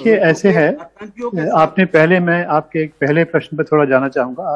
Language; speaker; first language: Hindi; native; Hindi